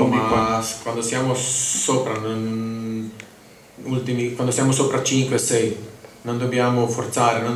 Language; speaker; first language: Italian; non-native, learner; Croatian